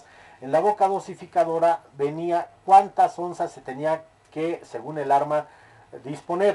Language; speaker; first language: Spanish; native; Spanish